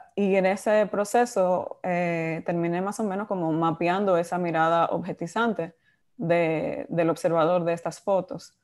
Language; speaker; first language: Spanish; native; Spanish